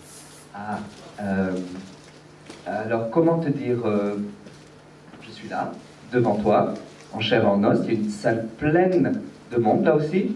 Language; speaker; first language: French; native; French